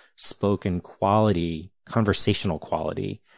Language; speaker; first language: English; native; English